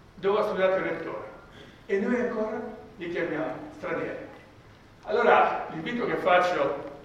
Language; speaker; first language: Italian; native; Italian